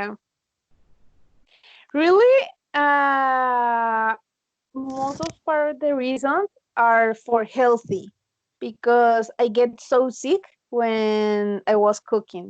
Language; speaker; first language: English; non-native, learner; Spanish